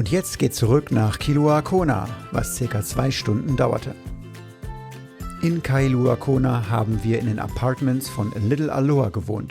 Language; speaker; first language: German; native; German